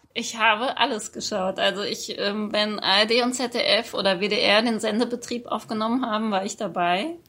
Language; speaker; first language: German; early bilingual, other home language; Persian